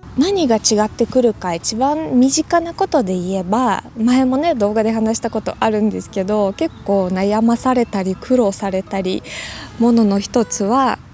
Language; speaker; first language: Japanese; non-native, fluent; Russian